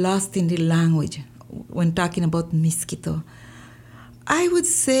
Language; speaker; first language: English; non-native, fluent; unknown